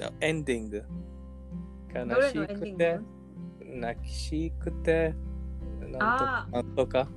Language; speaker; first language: Japanese; non-native, learner; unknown